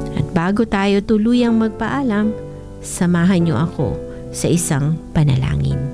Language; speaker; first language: Filipino; non-native, local second language; Bikol